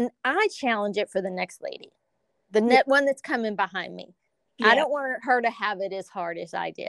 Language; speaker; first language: English; native; English